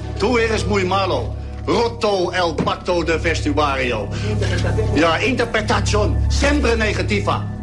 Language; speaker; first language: Spanish; non-native, learner; Dutch